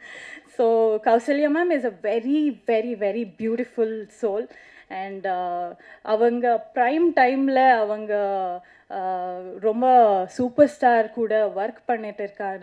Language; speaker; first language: Tamil; non-native, learner; Kannada